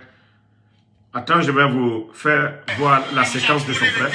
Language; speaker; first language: French; non-native, local second language; Susu